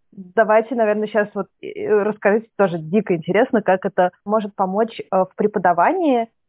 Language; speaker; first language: Russian; native; Russian